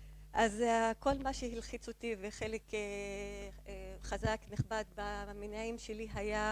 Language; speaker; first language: Hebrew; non-native, local second language; Arabic